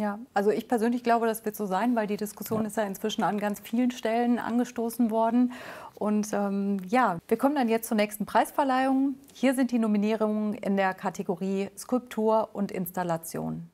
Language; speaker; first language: German; native; German